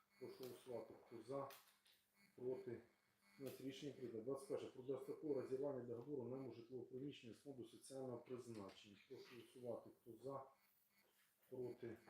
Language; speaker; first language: Ukrainian; native; Ukrainian